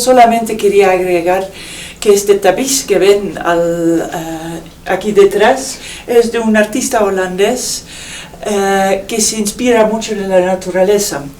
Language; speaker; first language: Spanish; non-native, fluent; Dutch